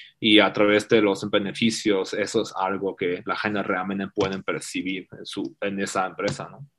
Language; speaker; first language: Spanish; non-native, fluent; Chinese